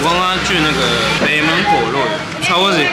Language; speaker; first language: Chinese; non-native, fluent; Japanese